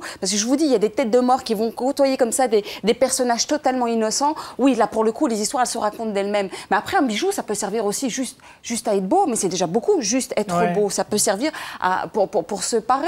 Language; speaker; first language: French; native; French